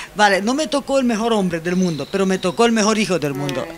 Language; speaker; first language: Spanish; non-native, fluent; Romanian